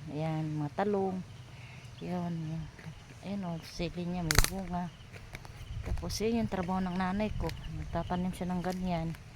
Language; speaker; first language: Filipino; non-native, local second language; Cebuano